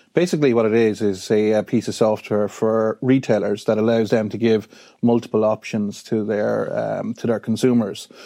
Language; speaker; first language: English; native; English